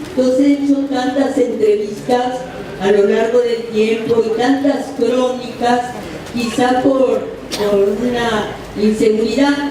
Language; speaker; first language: Spanish; early bilingual, other home language; French